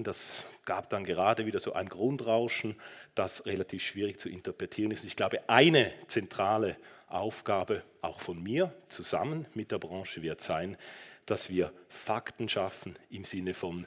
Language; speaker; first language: German; native; German